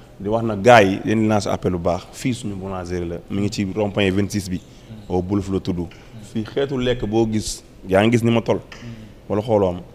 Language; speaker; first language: Wolof; native; Wolof